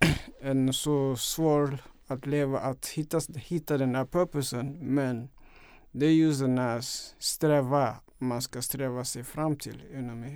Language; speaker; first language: Swedish; non-native, fluent; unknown